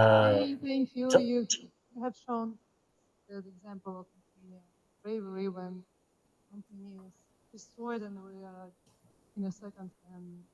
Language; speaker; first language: English; non-native, fluent; Ukrainian